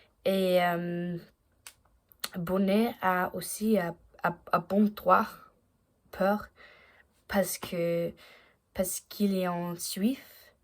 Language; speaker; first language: French; non-native, learner; Danish